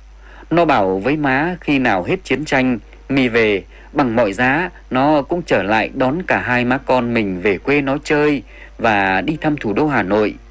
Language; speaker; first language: Vietnamese; native; Vietnamese